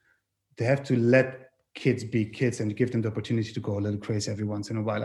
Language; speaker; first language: English; non-native, fluent; German